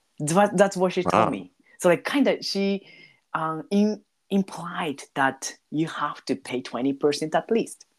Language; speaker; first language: English; non-native, learner; Japanese